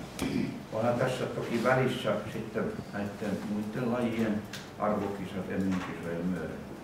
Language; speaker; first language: Finnish; native; Finnish